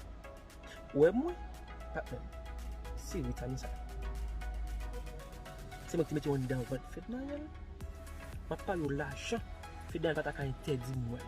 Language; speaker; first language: French; non-native, local second language; Haitian Creole